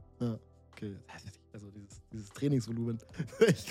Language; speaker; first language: German; native; German